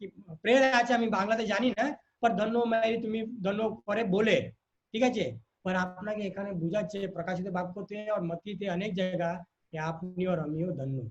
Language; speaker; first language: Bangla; non-native, learner; Hindi